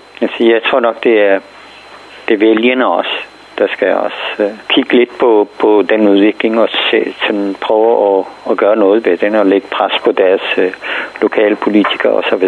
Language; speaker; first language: Danish; non-native, fluent; Urdu